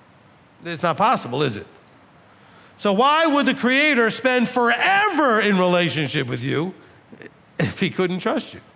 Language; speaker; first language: English; native; English